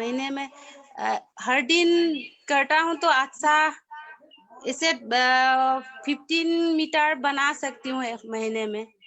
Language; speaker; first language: Hindi; non-native, local second language; Assamese